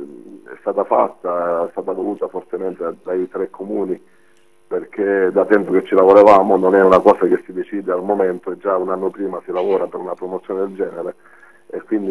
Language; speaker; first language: Italian; native; Italian